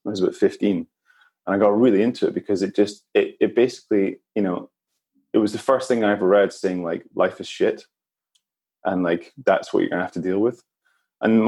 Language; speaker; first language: English; native; English